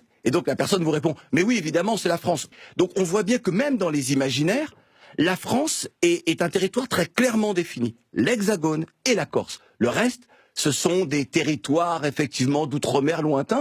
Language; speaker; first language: French; native; French